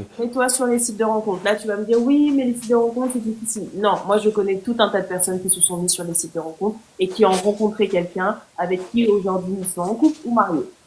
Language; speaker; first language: French; non-native, local second language; Haitian Creole